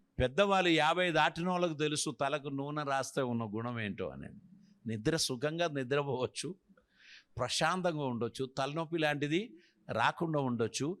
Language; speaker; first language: Telugu; non-native, fluent; Malayalam